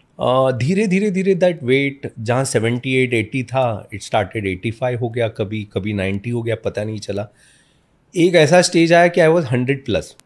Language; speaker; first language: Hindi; non-native, local second language; Malayalam